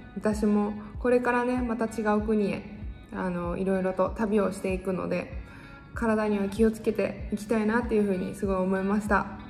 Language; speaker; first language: Japanese; native; Japanese